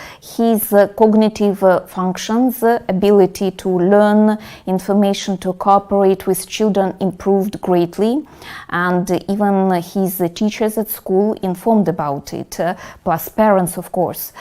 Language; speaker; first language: English; non-native, fluent; Russian